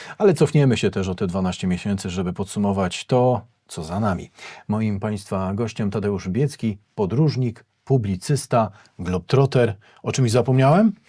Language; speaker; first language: Polish; native; Polish